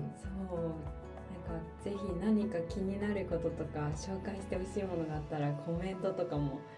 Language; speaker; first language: Japanese; native; Japanese